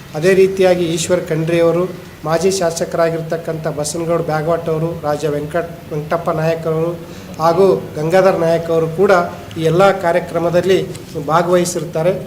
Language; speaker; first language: Kannada; native; Kannada